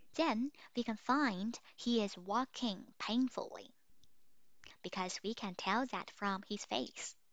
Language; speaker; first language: English; non-native, fluent; Chinese